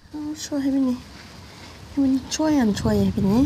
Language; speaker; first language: Korean; non-native, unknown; Vietnamese